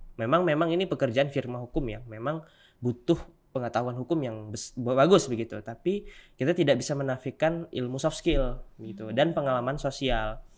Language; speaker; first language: Indonesian; native; Indonesian